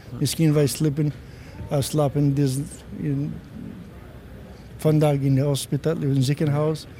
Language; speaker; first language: Dutch; non-native, learner; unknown